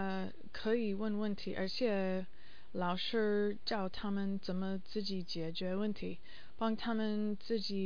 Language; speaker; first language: Chinese; non-native, learner; English